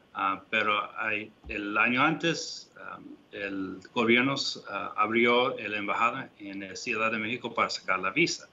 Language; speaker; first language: Spanish; non-native, fluent; English